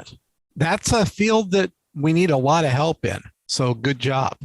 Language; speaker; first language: English; native; English